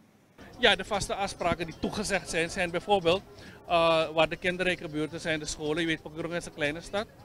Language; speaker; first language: Dutch; native; Dutch